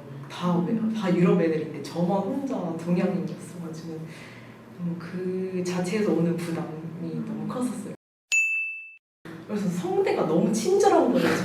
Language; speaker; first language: Korean; native; Korean